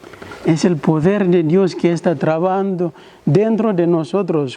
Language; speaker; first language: Spanish; non-native, learner; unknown